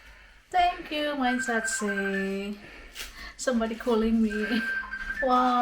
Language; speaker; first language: English; non-native, learner; Cebuano